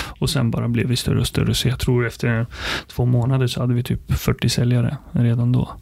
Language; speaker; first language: Swedish; early bilingual, other home language; Arabic